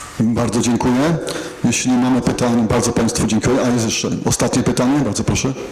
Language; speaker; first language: Polish; native; Polish